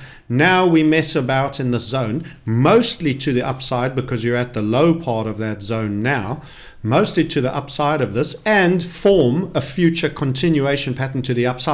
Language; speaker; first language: English; native; English